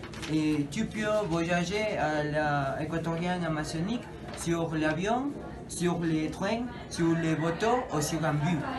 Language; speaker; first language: French; non-native, learner; Spanish